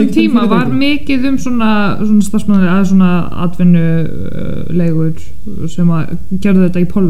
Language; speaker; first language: Icelandic; non-native, fluent; Polish